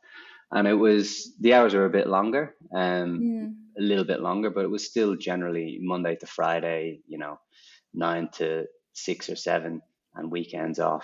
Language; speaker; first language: English; native; English